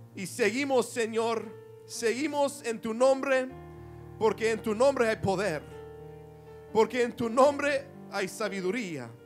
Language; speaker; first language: Spanish; early bilingual, heritage; Spanish